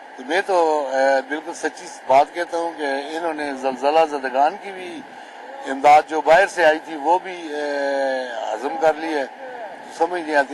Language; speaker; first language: Urdu; non-native, local second language; Northern Hindko